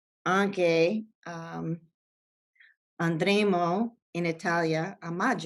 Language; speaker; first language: Italian; non-native, learner; English